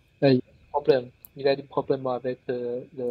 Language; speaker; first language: French; non-native, learner; Chinese